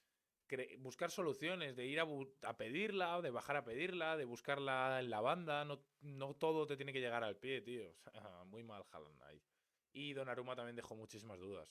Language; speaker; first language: Spanish; native; Spanish